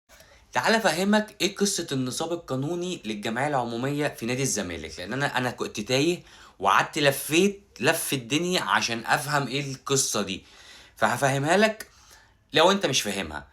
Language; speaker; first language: Arabic; native; Arabic